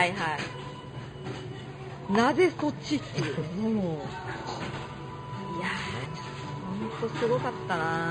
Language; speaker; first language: Japanese; native; Japanese